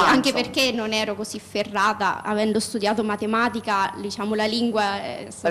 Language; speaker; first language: Italian; native; Italian